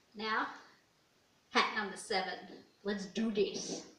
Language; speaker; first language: English; native; English